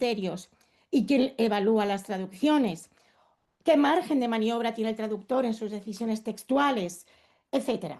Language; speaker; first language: Spanish; native; Spanish